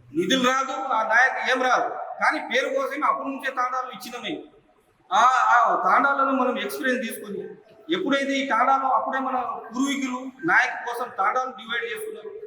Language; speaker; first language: Telugu; non-native, local second language; Lambadi